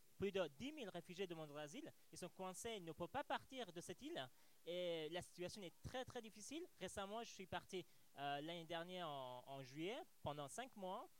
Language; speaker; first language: French; non-native, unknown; Persian